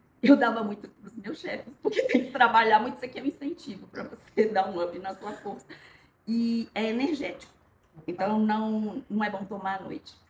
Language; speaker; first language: Portuguese; early bilingual, other home language; Korean